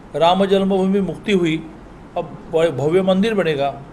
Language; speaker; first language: Hindi; non-native, local second language; Marathi